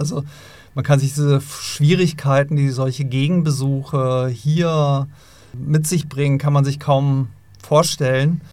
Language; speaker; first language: German; native; German